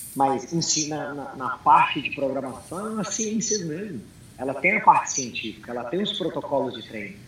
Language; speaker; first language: Portuguese; early bilingual, heritage; English